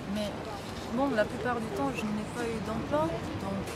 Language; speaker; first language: French; non-native, fluent; Romanian